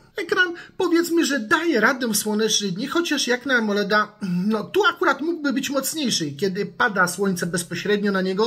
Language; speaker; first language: Polish; native; Polish